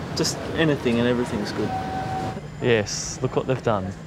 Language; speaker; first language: English; native; English